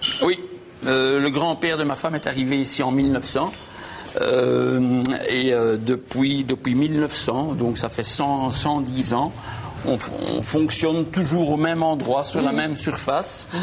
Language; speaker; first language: French; native; French